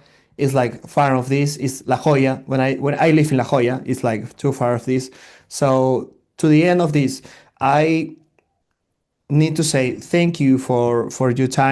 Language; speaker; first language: English; non-native, learner; Spanish